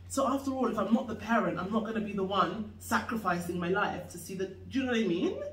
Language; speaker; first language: English; native; English